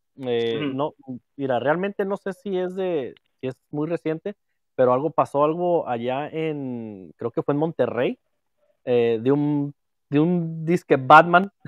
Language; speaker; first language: Spanish; native; Spanish